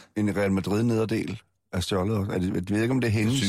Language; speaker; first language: Danish; native; Danish